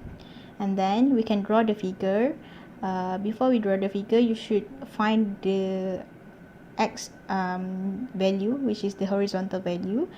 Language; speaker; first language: English; non-native, local second language; Malay